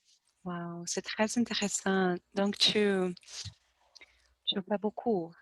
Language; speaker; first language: French; non-native, learner; Portuguese